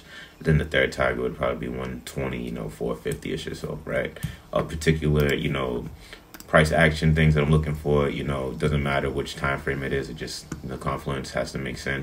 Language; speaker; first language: English; native; English